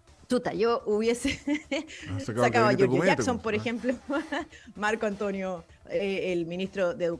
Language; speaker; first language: Spanish; native; Spanish